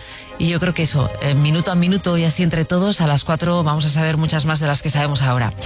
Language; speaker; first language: Spanish; native; Spanish